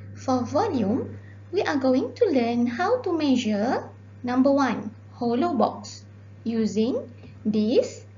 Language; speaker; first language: English; non-native, local second language; Malay